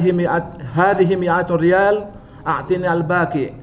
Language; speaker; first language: Arabic; non-native, learner; Indonesian